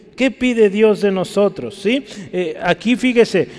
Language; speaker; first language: Spanish; native; Spanish